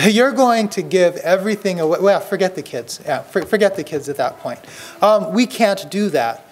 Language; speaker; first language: English; native; English